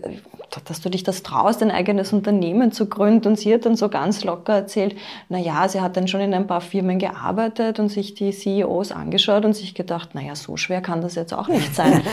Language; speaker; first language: German; native; German